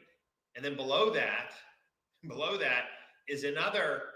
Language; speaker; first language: English; native; English